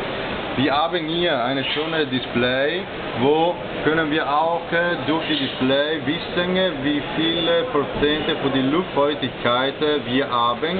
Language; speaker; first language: German; non-native, learner; Italian